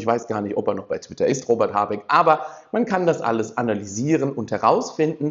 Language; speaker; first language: German; native; German